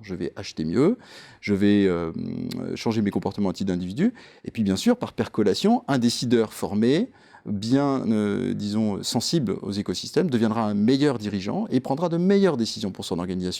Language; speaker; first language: French; native; French